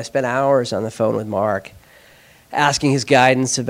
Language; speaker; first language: English; native; English